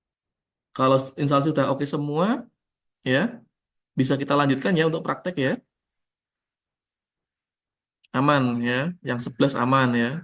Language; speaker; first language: Indonesian; native; Indonesian